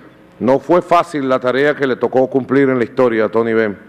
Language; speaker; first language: Spanish; native; Spanish